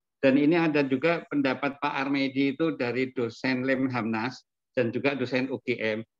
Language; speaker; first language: Indonesian; native; Indonesian